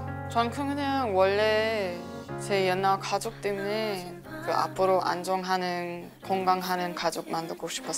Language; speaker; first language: Korean; non-native, learner; English